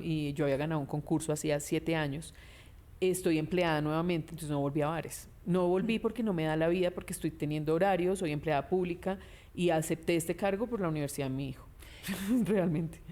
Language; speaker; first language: Spanish; native; Spanish